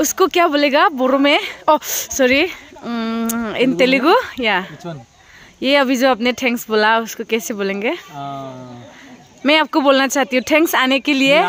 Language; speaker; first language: Hindi; non-native, local second language; Bodo